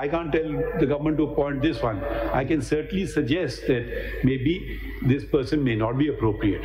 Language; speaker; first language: English; non-native, local second language; Urdu